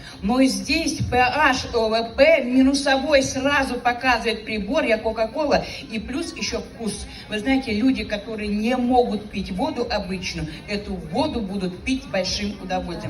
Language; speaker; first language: Russian; native; Russian